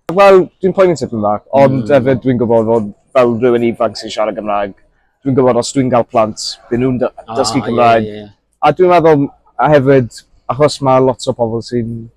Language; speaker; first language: Welsh; non-native, local second language; English